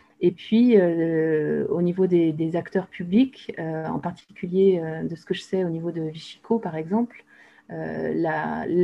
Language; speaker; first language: French; native; French